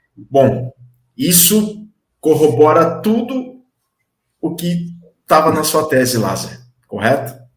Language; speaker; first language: Portuguese; native; Portuguese